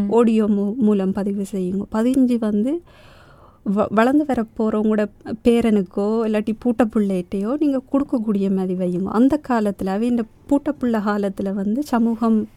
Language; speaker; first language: Tamil; native; Tamil